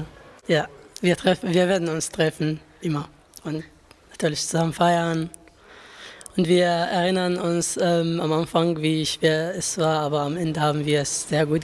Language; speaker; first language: German; non-native, learner; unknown